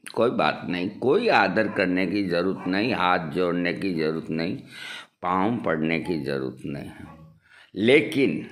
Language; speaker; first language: Hindi; native; Hindi